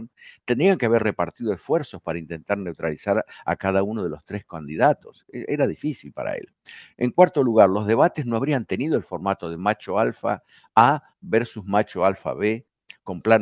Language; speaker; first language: Spanish; native; Spanish